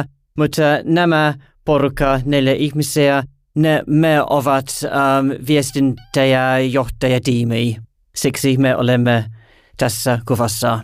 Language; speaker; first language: Finnish; non-native, learner; English